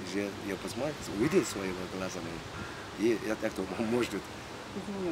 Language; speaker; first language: Russian; non-native, learner; Mongolian